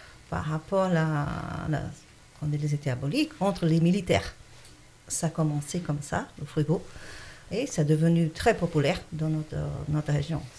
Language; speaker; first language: French; non-native, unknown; Portuguese